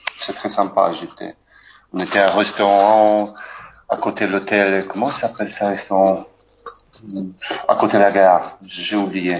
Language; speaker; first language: French; non-native, learner; Polish